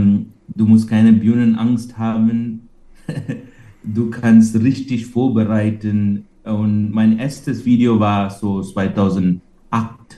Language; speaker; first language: German; non-native, fluent; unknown